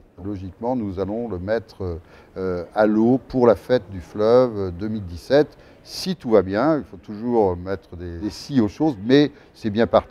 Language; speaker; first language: French; native; French